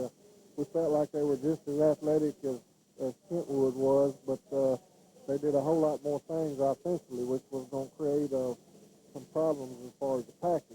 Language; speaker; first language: English; native; English